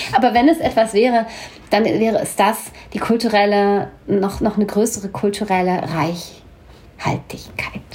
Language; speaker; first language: German; native; German